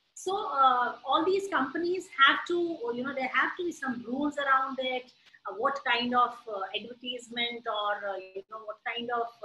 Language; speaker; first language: English; non-native, local second language; Hindi